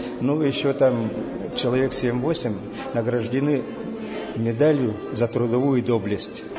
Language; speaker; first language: Russian; native; Russian